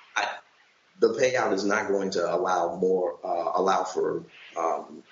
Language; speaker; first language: English; native; English